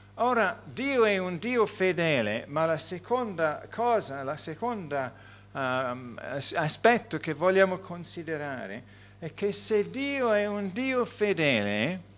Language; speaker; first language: Italian; non-native, fluent; English